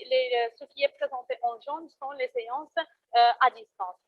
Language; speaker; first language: French; non-native, local second language; Arabic